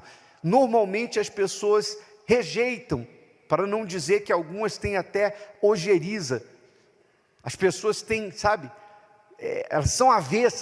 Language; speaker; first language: Portuguese; native; Portuguese